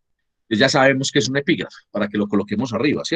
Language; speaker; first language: Spanish; native; Spanish